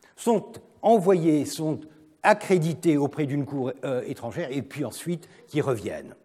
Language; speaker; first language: French; non-native, fluent; Turkish